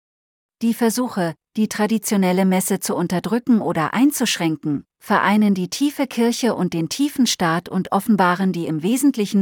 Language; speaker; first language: German; native; German